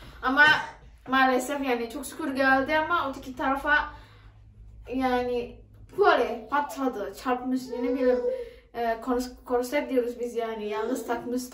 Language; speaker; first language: Turkish; non-native, learner; Indonesian